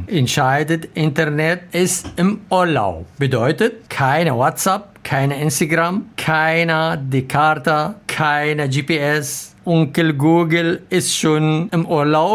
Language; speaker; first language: German; non-native, learner; Arabic